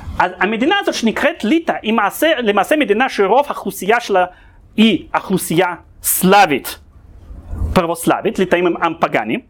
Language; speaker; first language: Hebrew; non-native, fluent; Russian